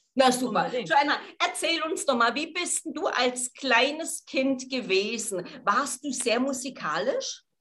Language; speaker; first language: German; native; German